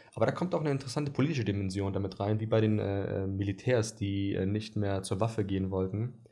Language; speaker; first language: German; early bilingual, other home language; Greek